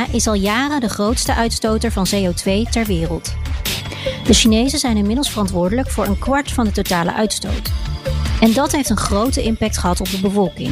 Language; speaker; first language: Dutch; native; Dutch